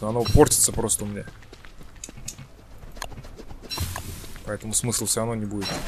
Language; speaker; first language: Russian; native; Russian